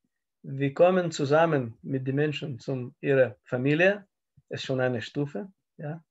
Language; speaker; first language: German; non-native, learner; Russian